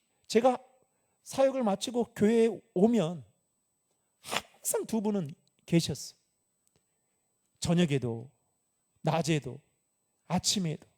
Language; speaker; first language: Korean; native; Korean